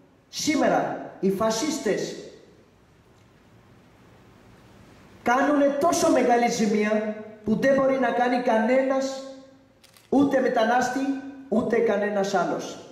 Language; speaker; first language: Greek; non-native, learner; Urdu